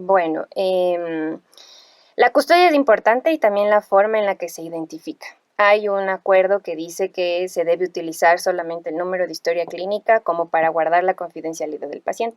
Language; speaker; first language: Spanish; native; Spanish